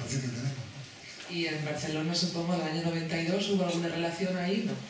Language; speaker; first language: Spanish; native; Spanish